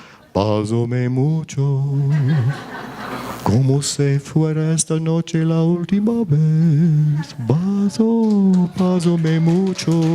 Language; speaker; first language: Spanish; non-native, learner; English